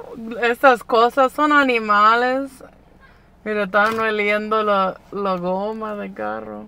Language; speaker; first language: Spanish; early bilingual, heritage; English